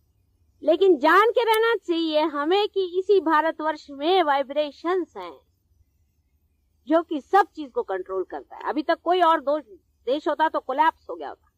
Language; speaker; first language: Hindi; non-native, local second language; Marathi